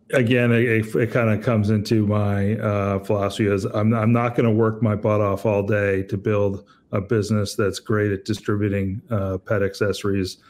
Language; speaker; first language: English; native; English